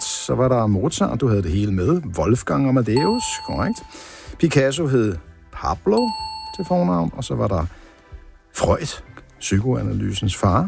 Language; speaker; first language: Danish; native; Danish